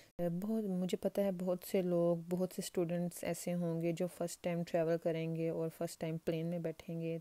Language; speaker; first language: Urdu; non-native, local second language; Punjabi